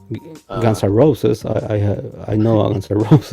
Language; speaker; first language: English; non-native, fluent; Spanish